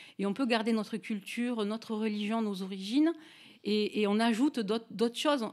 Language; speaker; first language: French; native; French